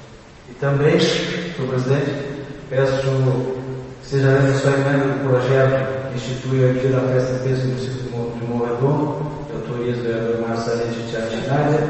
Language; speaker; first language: Portuguese; native; Portuguese